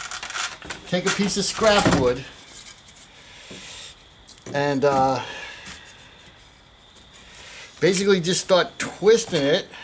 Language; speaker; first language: English; native; English